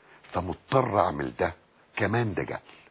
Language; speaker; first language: Arabic; native; Arabic